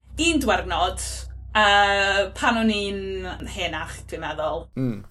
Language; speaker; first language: Welsh; non-native, local second language; English